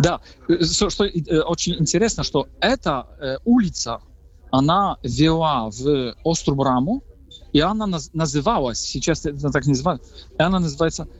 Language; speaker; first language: Russian; non-native, fluent; Polish